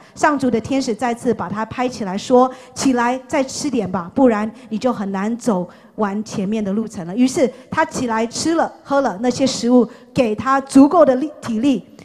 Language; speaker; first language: Chinese; non-native, fluent; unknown